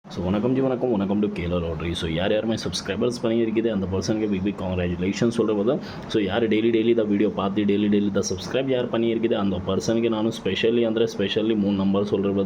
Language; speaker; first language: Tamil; non-native, local second language; Kannada